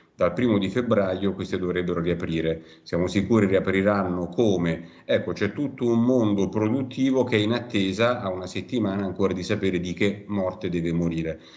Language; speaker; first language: Italian; native; Italian